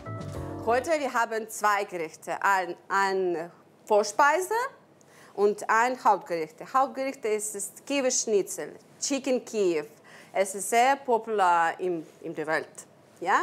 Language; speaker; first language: German; non-native, learner; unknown